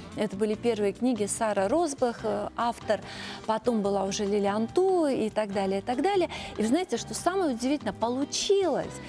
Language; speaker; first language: Russian; native; Russian